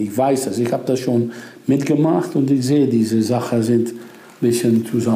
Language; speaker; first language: German; non-native, fluent; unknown